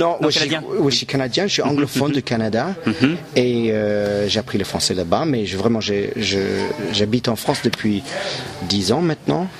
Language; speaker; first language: French; non-native, local second language; English